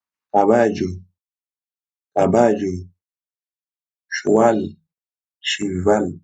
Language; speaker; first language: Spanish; non-native, learner; Haitian Creole